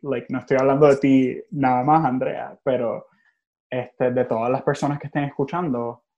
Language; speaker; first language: Spanish; early bilingual, other home language; English